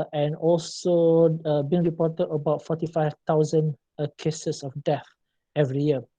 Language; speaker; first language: English; non-native, local second language; Malay